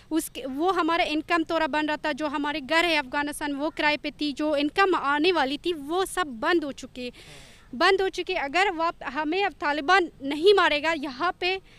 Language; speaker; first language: Hindi; non-native, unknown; Persian